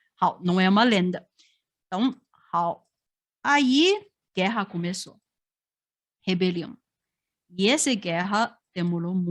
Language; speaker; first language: Portuguese; non-native, fluent; Chinese